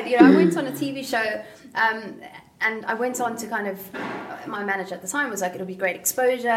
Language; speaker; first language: English; native; English